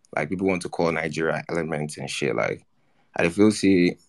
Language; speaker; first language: English; non-native, local second language; Akan